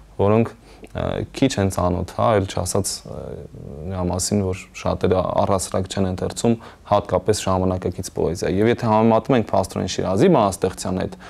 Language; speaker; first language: Armenian; native; Armenian